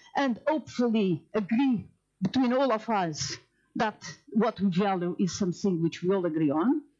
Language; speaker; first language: English; non-native, fluent; Portuguese